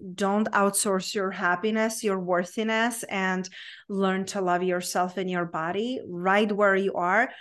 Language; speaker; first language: English; non-native, fluent; Czech